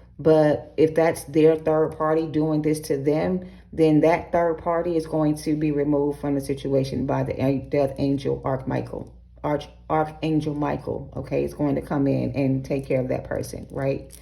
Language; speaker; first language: English; native; English